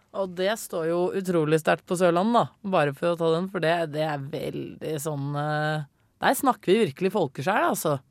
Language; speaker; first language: Norwegian; native; Norwegian